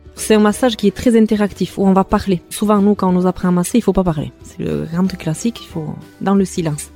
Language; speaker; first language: French; non-native, local second language; Basque